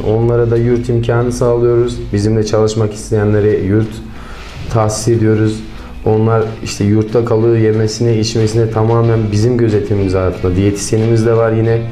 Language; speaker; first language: Turkish; native; Turkish